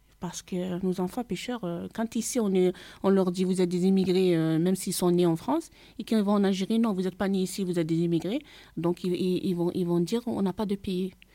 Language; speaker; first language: French; non-native, local second language; Arabic